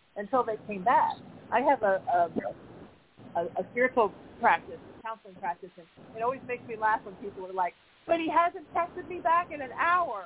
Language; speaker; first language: English; native; English